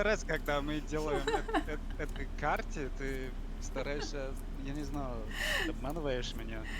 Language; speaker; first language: Russian; non-native, learner; English